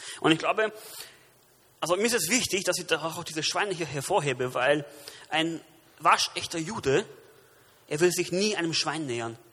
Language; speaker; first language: German; early bilingual, other home language; Romanian